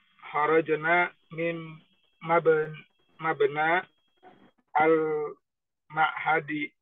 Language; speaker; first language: Arabic; non-native, learner; Indonesian